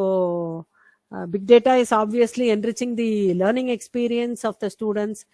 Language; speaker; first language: English; non-native, local second language; Tamil